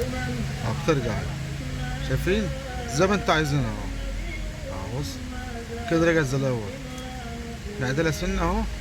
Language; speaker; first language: Arabic; native; Arabic